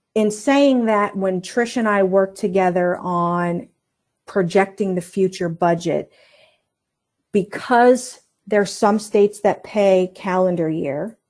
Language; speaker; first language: English; native; English